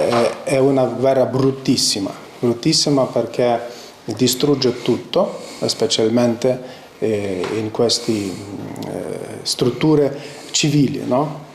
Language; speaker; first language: Italian; non-native, fluent; Ukrainian